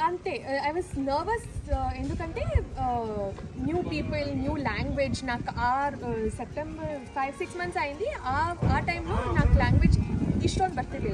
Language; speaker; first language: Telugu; non-native, learner; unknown